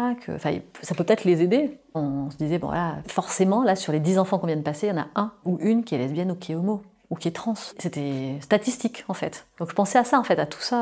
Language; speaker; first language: French; native; French